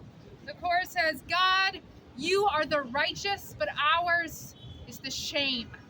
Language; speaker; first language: English; native; English